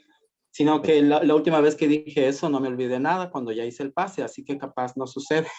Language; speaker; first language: Spanish; native; Spanish